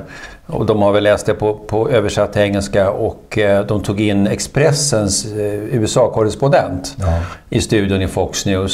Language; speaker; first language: Swedish; native; Swedish